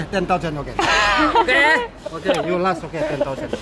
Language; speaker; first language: English; non-native, learner; Indonesian